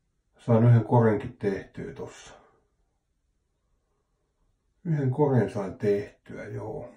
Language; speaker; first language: Finnish; native; Finnish